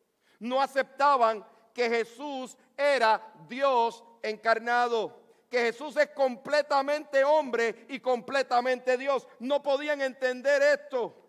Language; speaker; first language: Spanish; native; Spanish